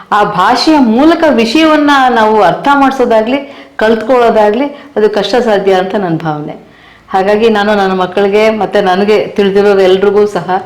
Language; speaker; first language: Kannada; native; Kannada